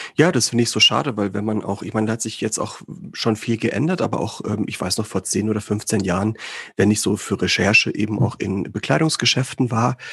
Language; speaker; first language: German; early bilingual, other home language; Greek